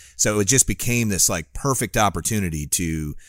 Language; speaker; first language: English; native; English